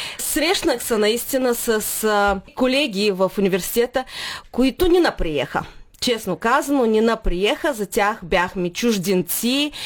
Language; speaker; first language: Bulgarian; early bilingual, heritage; Bulgarian